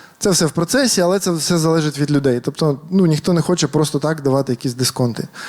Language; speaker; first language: Ukrainian; native; Ukrainian